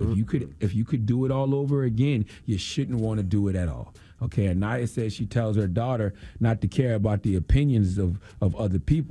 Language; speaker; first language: English; native; English